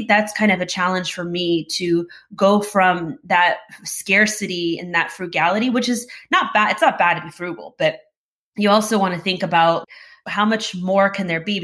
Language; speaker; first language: English; native; English